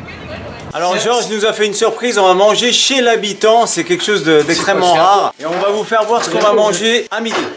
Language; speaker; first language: French; native; French